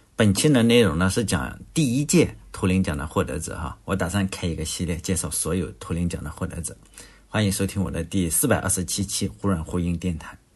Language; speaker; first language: Chinese; native; Chinese